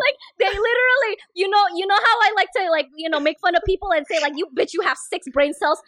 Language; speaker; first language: English; non-native, fluent; Indonesian